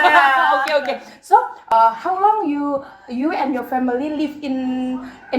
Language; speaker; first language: English; non-native, learner; Indonesian